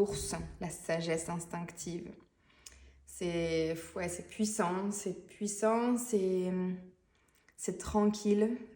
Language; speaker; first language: French; native; French